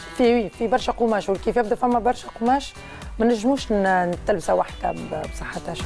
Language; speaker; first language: Arabic; native; Arabic